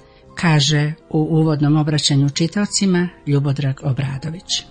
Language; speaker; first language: Serbian; native; Serbian